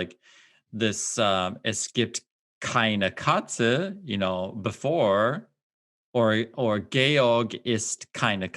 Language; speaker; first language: German; non-native, fluent; English